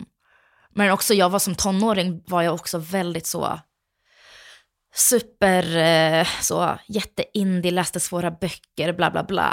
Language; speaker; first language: Swedish; native; Swedish